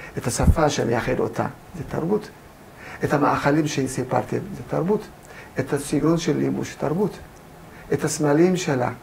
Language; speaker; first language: Hebrew; non-native, fluent; Amharic